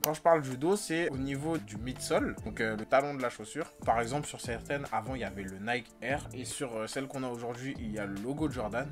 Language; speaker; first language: French; native; French